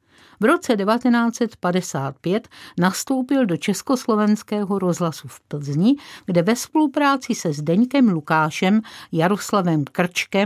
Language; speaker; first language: Czech; native; Czech